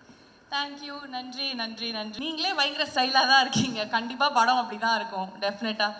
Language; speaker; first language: Tamil; native; Tamil